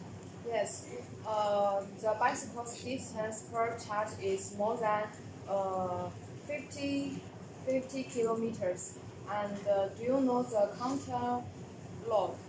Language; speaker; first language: English; non-native, learner; Chinese